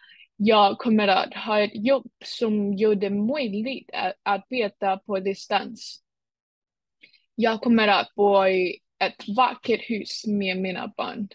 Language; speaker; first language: Swedish; non-native, learner; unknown